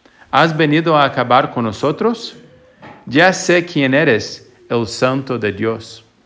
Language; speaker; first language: Spanish; non-native, fluent; English